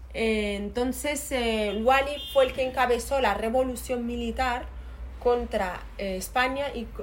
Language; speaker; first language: Spanish; early bilingual, other home language; Arabic